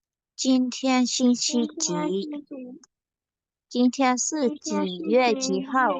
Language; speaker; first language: Chinese; non-native, learner; Burmese